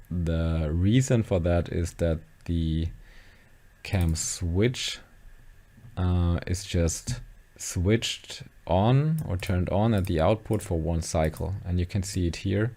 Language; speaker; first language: English; non-native, fluent; German